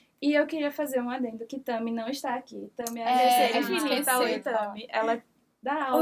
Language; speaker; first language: Portuguese; native; Portuguese